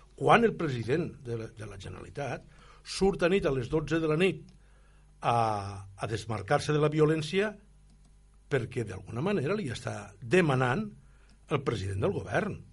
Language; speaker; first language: Catalan; native; Catalan